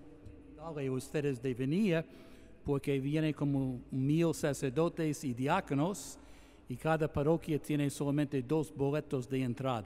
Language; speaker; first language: Spanish; non-native, fluent; English